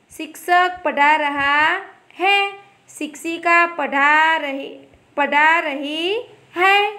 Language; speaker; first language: Hindi; non-native, local second language; Gujarati